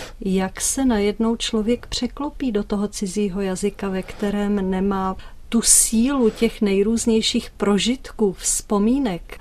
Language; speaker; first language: Czech; native; Czech